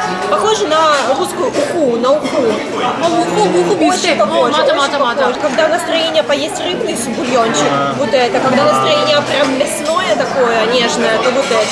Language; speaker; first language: Russian; native; Russian